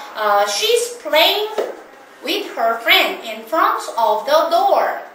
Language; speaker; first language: English; non-native, fluent; Korean